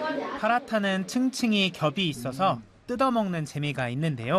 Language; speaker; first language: Korean; native; Korean